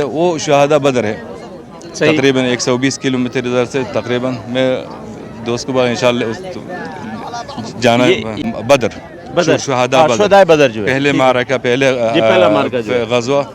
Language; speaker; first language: Hindi; non-native, learner; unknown